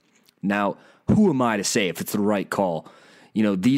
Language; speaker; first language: English; native; English